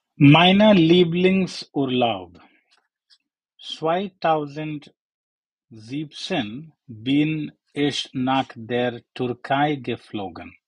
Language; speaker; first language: German; non-native, learner; English